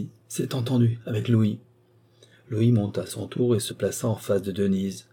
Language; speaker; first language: French; native; French